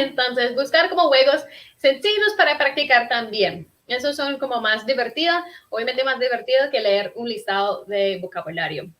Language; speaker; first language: Spanish; non-native, fluent; English